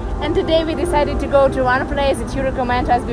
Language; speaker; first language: English; non-native, learner; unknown